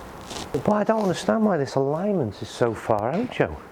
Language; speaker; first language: English; native; English